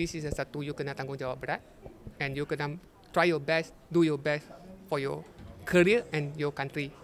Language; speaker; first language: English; non-native, learner; Malay